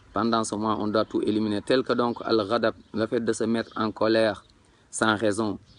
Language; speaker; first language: French; non-native, local second language; Wolof